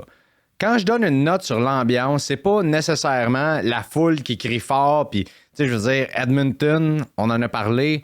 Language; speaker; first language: French; native; French